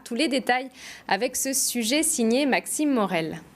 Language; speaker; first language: French; native; French